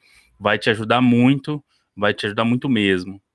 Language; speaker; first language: Portuguese; early bilingual, other home language; Korean